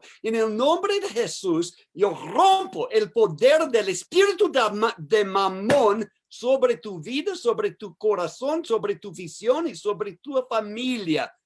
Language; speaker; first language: Spanish; non-native, learner; English